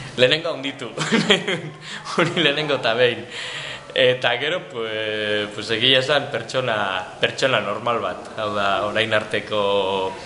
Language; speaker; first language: Basque; native; Basque